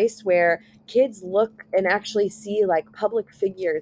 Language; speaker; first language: English; native; English